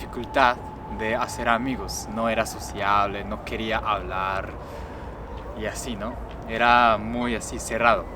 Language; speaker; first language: Spanish; non-native, fluent; Japanese